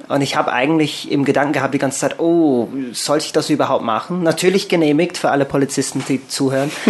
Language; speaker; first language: German; non-native, fluent; English